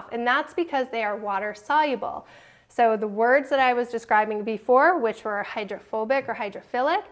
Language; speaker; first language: English; native; English